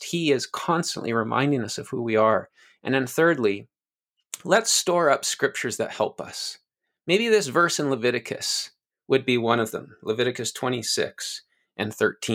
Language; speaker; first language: English; native; English